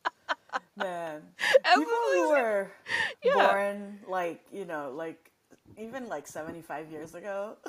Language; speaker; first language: English; non-native, local second language; Nepali